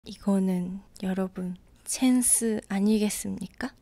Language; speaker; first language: Korean; non-native, fluent; Japanese